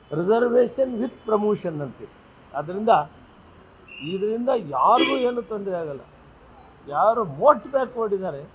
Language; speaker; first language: Kannada; native; Kannada